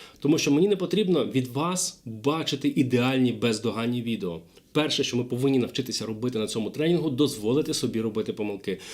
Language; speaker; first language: Ukrainian; non-native, local second language; Russian